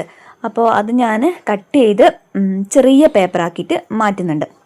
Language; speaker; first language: Malayalam; native; Malayalam